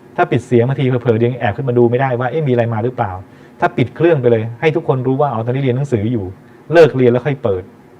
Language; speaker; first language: Thai; native; Thai